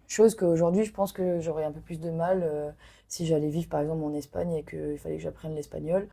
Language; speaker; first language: French; non-native, local second language; Arabic